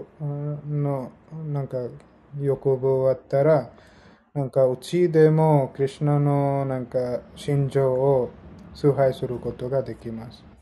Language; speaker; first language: Japanese; non-native, learner; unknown